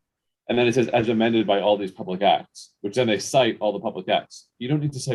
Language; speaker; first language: English; native; English